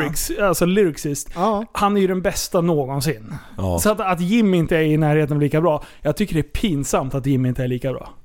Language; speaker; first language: Swedish; native; Swedish